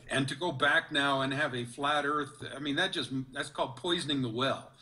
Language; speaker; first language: English; native; English